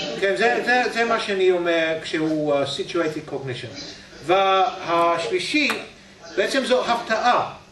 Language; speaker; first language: Hebrew; non-native, fluent; English